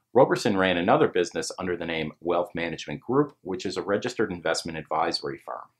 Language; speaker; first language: English; native; English